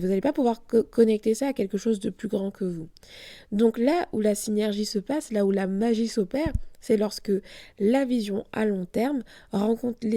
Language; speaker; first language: French; native; French